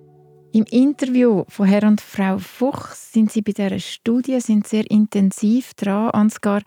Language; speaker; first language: German; native; German